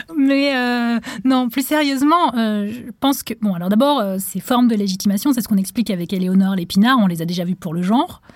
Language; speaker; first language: French; non-native, local second language; Arabic